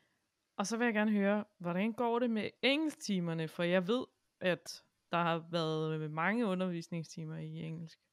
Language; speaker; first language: Danish; native; Danish